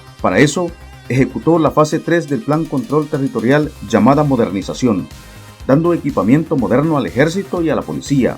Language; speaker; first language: Spanish; native; Spanish